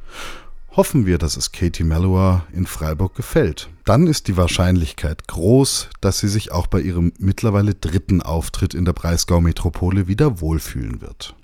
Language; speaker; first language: German; native; German